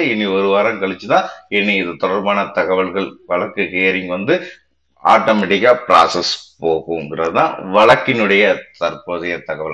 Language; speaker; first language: Tamil; native; Tamil